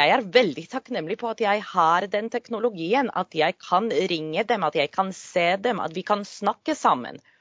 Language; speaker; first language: Norwegian; non-native, fluent; Polish